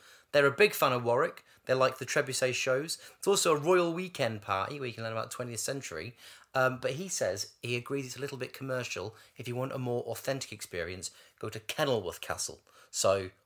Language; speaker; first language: English; native; English